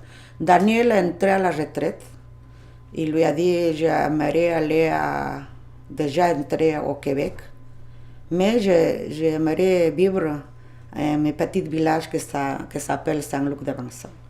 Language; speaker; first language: French; non-native, learner; Spanish